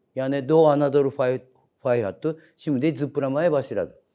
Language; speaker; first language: Turkish; non-native, learner; Japanese